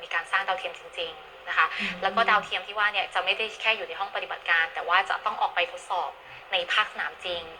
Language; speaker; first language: Thai; native; Thai